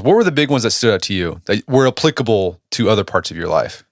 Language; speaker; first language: English; native; English